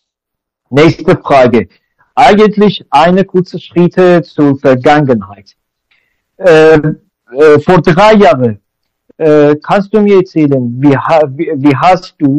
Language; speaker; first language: German; non-native, learner; Persian